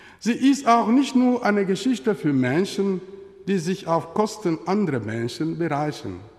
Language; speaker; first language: German; non-native, fluent; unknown